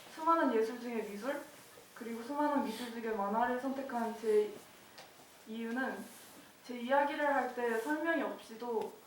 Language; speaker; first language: Korean; native; Korean